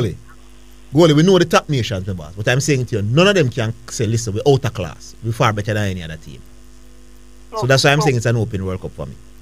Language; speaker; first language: English; native; English